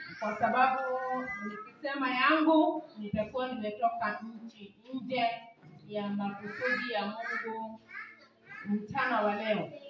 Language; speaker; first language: Swahili; non-native, local second language; Kikuyu